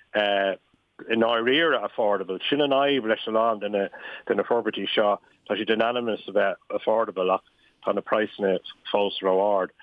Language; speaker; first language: Irish; non-native, local second language; English